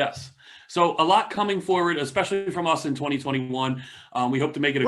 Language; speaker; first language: English; native; English